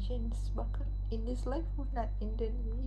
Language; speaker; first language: English; non-native, local second language; Indonesian